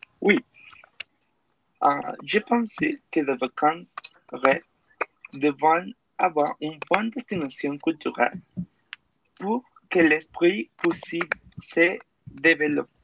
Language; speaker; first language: French; non-native, learner; Spanish